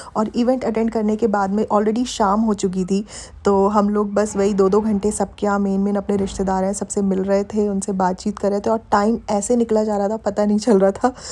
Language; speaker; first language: Hindi; native; Hindi